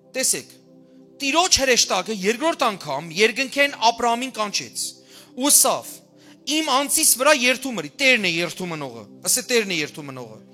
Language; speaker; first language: Armenian; early bilingual, heritage; Armenian